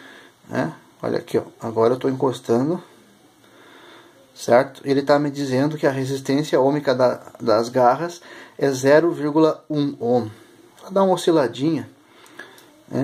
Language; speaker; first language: Portuguese; native; Portuguese